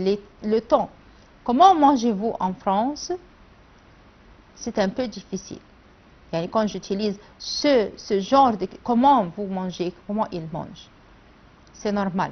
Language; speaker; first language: French; non-native, fluent; Arabic